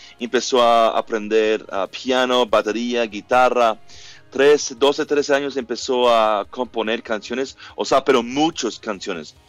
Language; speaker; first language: Spanish; non-native, learner; English